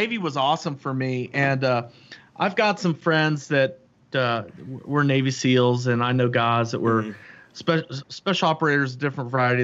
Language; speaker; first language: English; native; English